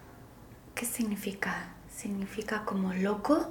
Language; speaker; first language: Spanish; native; Spanish